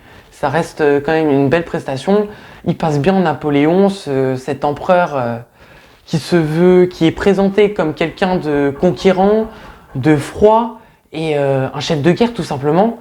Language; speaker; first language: French; native; French